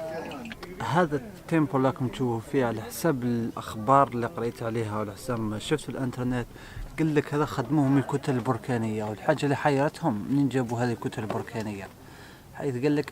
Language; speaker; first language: Arabic; native; Arabic